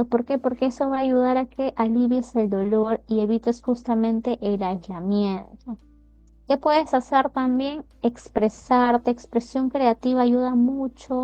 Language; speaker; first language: Spanish; native; Spanish